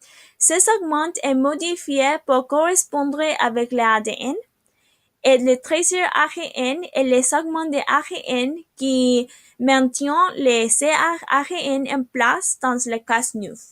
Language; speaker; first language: French; non-native, learner; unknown